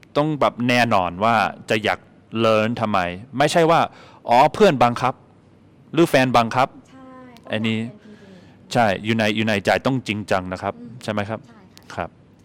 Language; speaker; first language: Thai; non-native, fluent; English